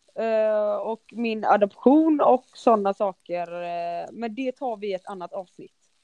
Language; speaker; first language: Swedish; early bilingual, other home language; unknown